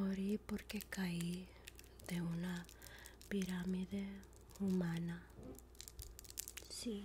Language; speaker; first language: Spanish; non-native, learner; English